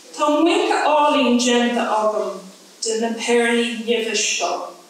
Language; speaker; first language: English; native; English